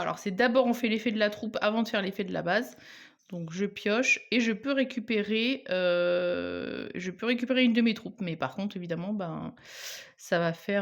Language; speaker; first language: French; native; French